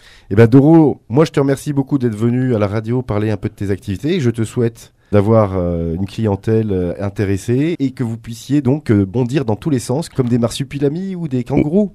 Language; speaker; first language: French; native; French